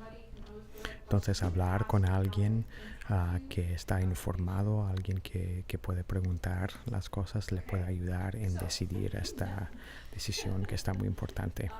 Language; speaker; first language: Spanish; non-native, fluent; English